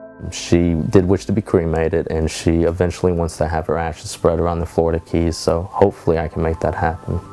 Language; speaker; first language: English; native; English